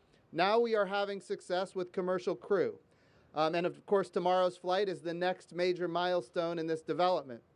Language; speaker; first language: English; native; English